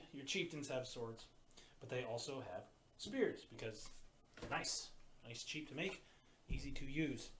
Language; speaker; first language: English; native; English